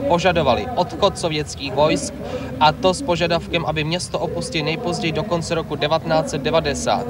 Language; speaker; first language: Czech; native; Czech